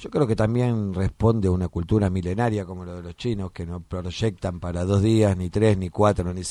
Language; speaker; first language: Spanish; native; Spanish